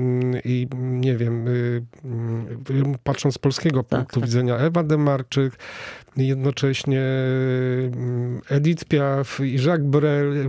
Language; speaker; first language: Polish; native; Polish